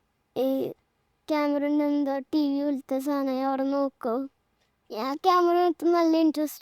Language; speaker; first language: Malayalam; early bilingual, heritage; Malayalam